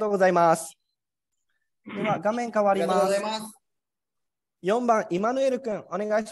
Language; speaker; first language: Japanese; native; Japanese